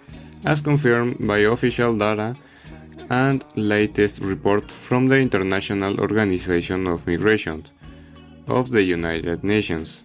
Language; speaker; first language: English; non-native, learner; Spanish